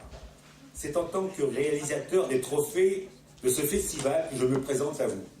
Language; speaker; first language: French; native; French